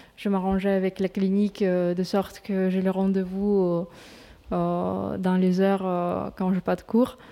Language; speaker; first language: French; non-native, fluent; Russian